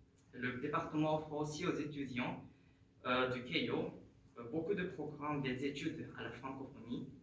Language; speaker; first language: French; non-native, fluent; Japanese